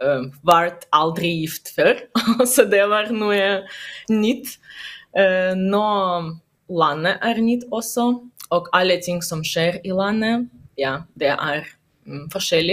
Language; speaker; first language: Norwegian; non-native, learner; Russian